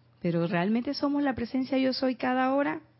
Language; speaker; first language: Spanish; native; Spanish